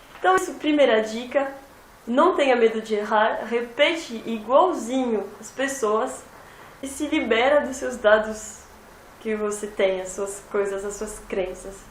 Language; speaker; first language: Portuguese; non-native, fluent; French